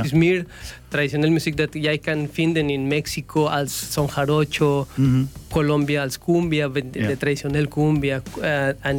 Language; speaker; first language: Dutch; non-native, learner; Spanish